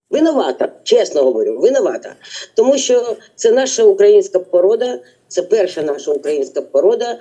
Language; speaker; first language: Ukrainian; non-native, local second language; Russian